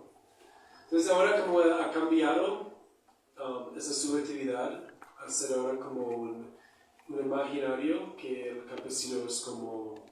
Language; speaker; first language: Spanish; non-native, fluent; English